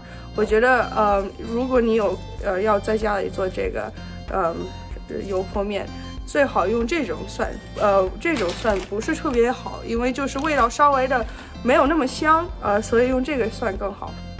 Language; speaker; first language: Chinese; early bilingual, heritage; Chinese